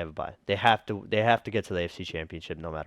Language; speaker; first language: English; native; English